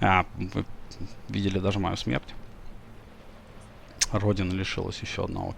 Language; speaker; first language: Russian; native; Russian